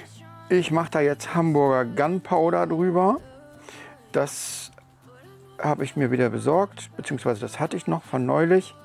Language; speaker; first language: German; native; German